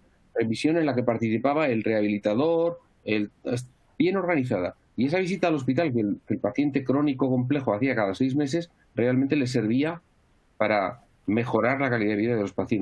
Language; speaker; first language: Spanish; native; Spanish